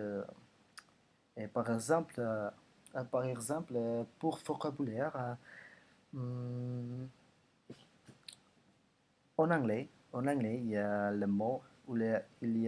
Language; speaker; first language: French; non-native, learner; Indonesian